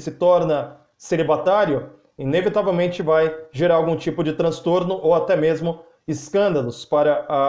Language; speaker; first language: Portuguese; native; Portuguese